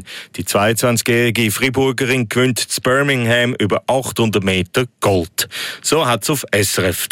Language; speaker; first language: German; native; German